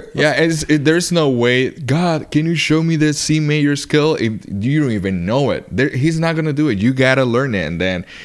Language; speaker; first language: English; non-native, fluent; Spanish